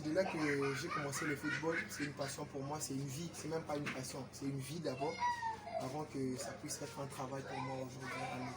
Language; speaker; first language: French; non-native, local second language; Lingala